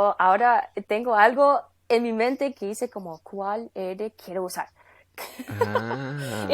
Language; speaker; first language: Spanish; non-native, fluent; English